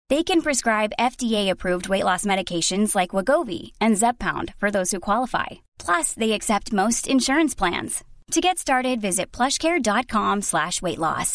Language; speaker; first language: English; native; English